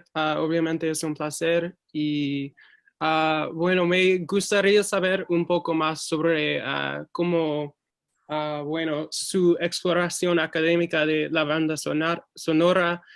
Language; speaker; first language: Spanish; non-native, learner; English